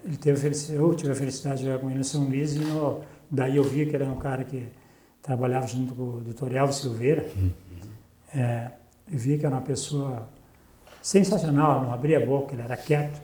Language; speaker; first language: Portuguese; native; Portuguese